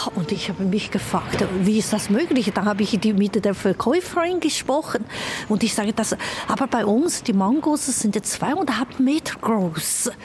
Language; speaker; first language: German; non-native, fluent; Chinese